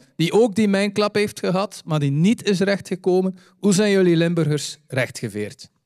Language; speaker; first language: Dutch; native; Dutch